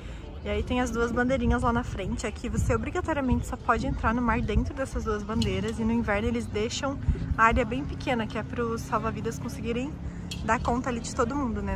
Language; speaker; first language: Portuguese; native; Portuguese